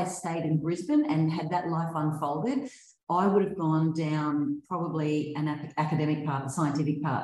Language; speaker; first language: English; native; English